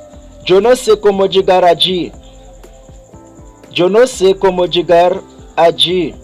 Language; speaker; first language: Spanish; non-native, fluent; Haitian Creole